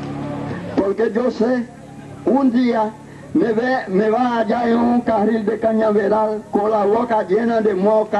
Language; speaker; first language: Spanish; non-native, learner; Haitian Creole